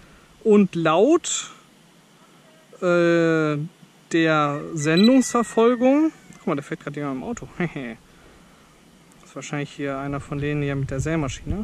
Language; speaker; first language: German; native; German